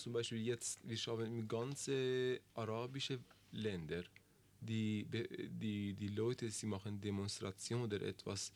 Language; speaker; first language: German; non-native, learner; Persian